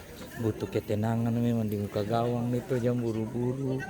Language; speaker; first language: Indonesian; native; Indonesian